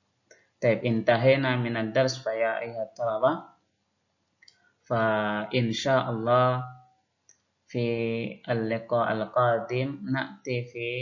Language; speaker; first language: Arabic; non-native, fluent; Indonesian